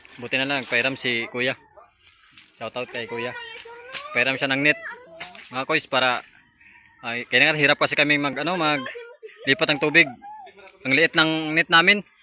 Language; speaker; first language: Filipino; native; Filipino